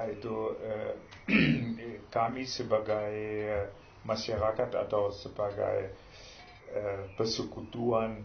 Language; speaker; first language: Indonesian; non-native, fluent; German